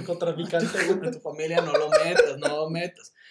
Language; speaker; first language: Spanish; native; Spanish